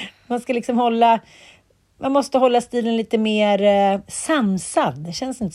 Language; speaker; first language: Swedish; native; Swedish